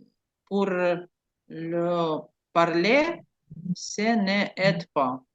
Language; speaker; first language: French; non-native, learner; Ukrainian